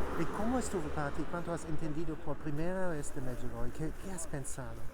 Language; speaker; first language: Spanish; non-native, learner; German